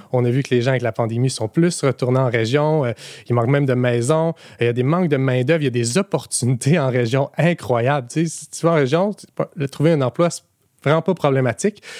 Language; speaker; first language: French; native; French